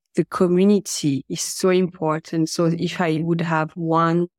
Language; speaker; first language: English; non-native, fluent; French